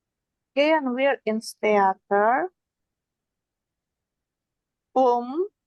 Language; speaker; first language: German; non-native, learner; Indonesian